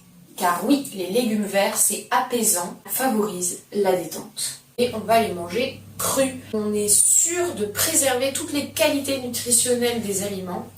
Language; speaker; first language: French; native; French